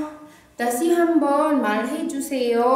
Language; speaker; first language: Korean; non-native, fluent; Indonesian